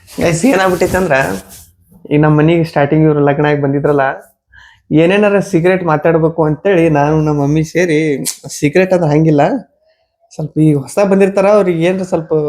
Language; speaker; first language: Kannada; non-native, local second language; Lambadi